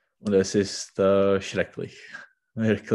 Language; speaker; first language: German; non-native, learner; Czech